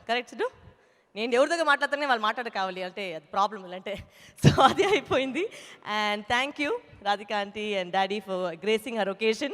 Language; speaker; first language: Telugu; non-native, local second language; Tamil